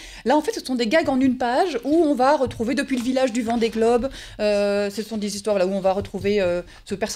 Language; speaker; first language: French; native; French